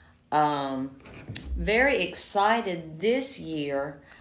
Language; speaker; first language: English; native; English